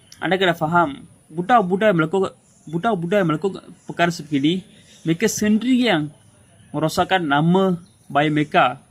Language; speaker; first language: Malay; non-native, local second language; Tamil